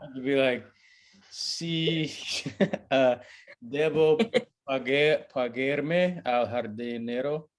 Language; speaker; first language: Spanish; non-native, learner; English